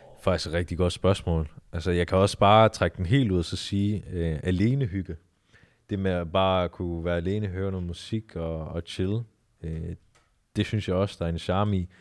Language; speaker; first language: Danish; early bilingual, other home language; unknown